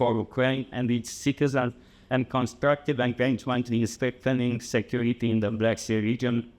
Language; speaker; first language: English; non-native, fluent; Romanian